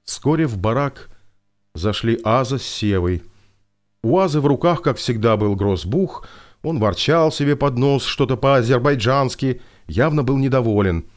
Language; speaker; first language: Russian; native; Russian